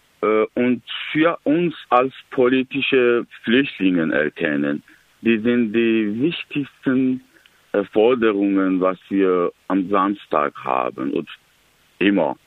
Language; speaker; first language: German; non-native, learner; Persian